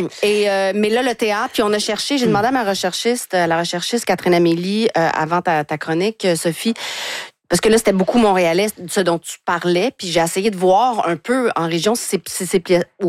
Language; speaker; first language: French; native; French